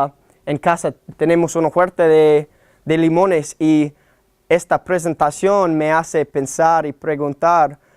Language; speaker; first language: Spanish; non-native, fluent; English